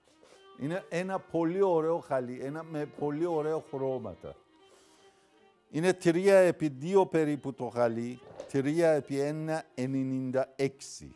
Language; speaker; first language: Greek; non-native, learner; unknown